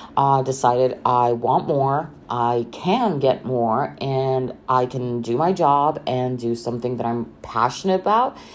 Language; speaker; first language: English; non-native, fluent; Romanian